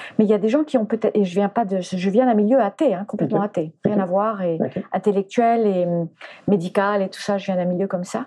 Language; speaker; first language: French; early bilingual, other home language; English